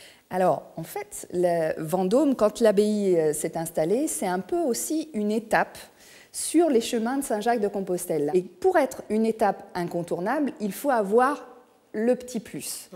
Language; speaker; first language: French; native; French